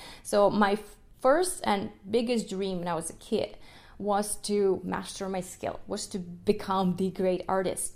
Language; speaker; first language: English; non-native, fluent; Russian